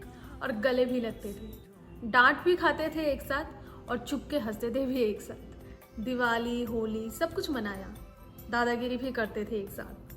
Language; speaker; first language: Hindi; native; Hindi